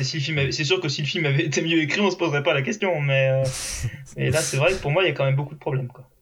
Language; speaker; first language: French; native; French